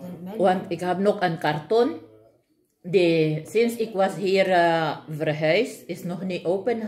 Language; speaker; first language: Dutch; non-native, learner; Filipino